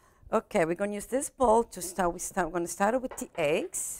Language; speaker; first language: English; non-native, fluent; Italian